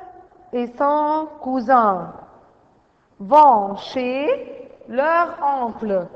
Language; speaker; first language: French; non-native, fluent; Arabic